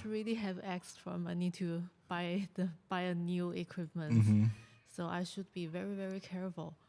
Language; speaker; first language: English; non-native, learner; Chinese